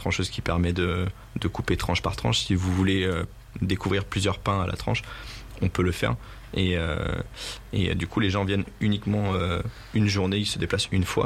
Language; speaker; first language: French; native; French